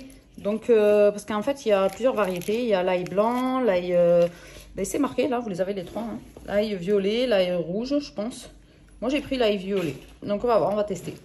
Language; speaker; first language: French; native; French